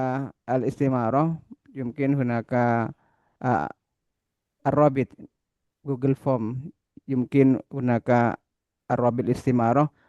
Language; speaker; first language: Arabic; non-native, learner; Indonesian